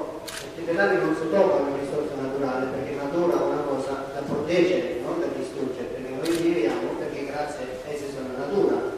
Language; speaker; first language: Italian; non-native, learner; Tibetan